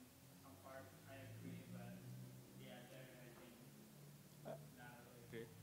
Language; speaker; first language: English; non-native, learner; Indonesian